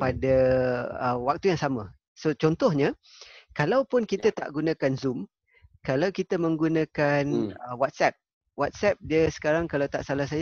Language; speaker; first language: Malay; native; Malay